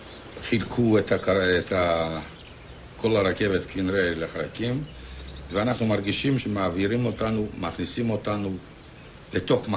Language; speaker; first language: Hebrew; non-native, fluent; Polish